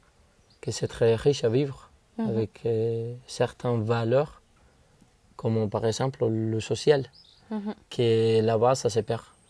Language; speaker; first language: French; non-native, fluent; Spanish